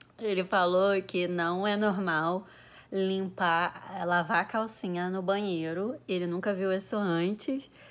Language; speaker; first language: Portuguese; native; Portuguese